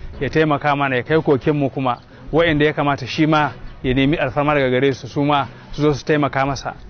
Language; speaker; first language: Hausa; non-native, local second language; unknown